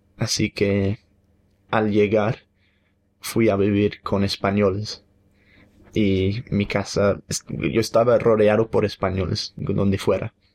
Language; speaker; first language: Spanish; non-native, fluent; English